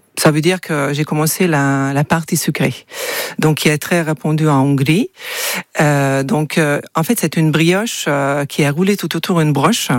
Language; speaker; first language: French; non-native, fluent; Hungarian